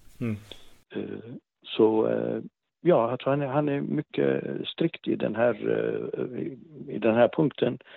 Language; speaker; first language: Swedish; non-native, fluent; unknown